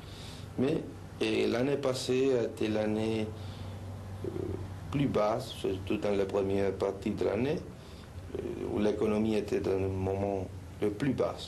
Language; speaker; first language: French; non-native, local second language; Spanish